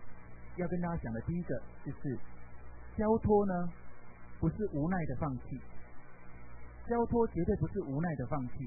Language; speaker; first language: Chinese; native; Chinese